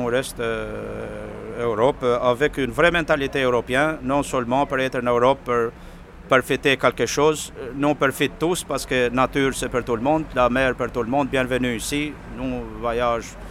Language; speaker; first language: French; non-native, fluent; Albanian